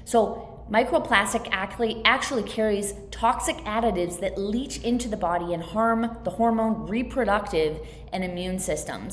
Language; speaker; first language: English; native; English